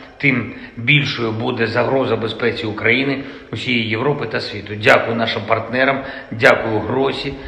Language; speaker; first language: Ukrainian; non-native, local second language; Russian